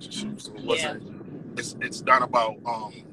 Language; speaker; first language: English; native; English